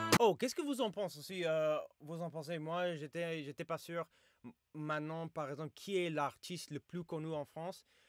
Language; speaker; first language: French; non-native, fluent; English